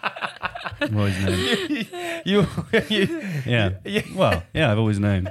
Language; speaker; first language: English; native; English